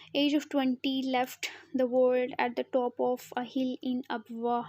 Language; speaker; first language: English; non-native, local second language; Urdu